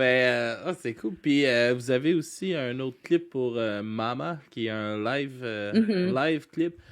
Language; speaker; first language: French; native; French